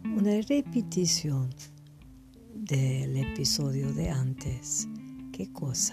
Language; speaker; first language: Spanish; non-native, fluent; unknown